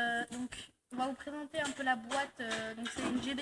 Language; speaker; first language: French; native; French